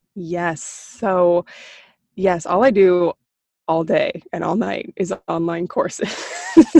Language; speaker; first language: English; native; English